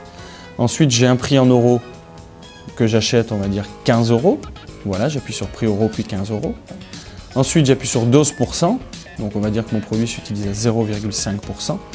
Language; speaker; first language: French; native; French